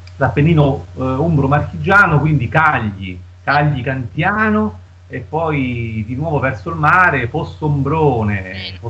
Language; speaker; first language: Italian; native; Italian